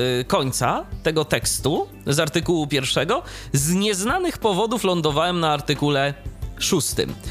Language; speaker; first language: Polish; native; Polish